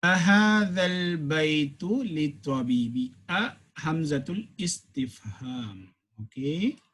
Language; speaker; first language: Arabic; non-native, fluent; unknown